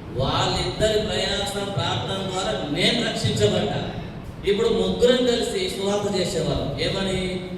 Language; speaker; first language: Telugu; non-native, local second language; Tamil